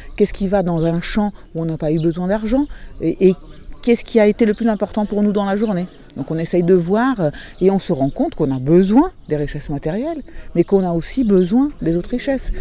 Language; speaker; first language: French; non-native, fluent; Portuguese